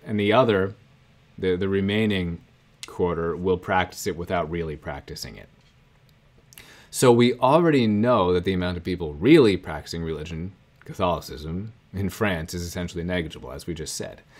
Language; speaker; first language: English; native; English